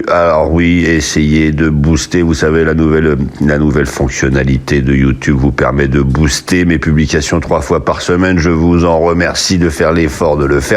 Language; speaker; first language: French; native; French